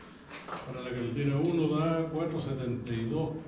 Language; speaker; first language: Spanish; native; Spanish